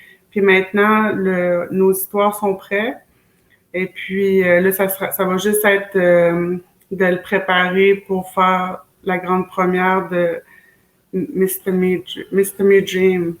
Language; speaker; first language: French; native; French